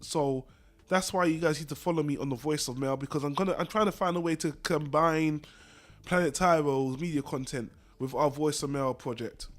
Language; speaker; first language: English; native; English